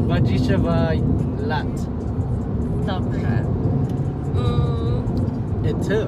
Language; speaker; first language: Polish; non-native, learner; English